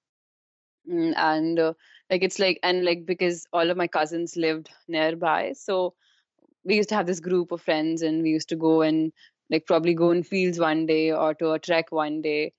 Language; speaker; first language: English; non-native, local second language; Kashmiri